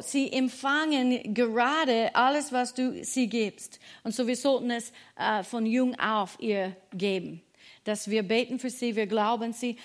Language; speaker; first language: German; non-native, fluent; English